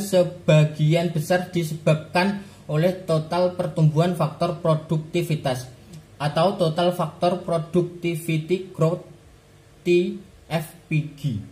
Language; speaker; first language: Indonesian; native; Indonesian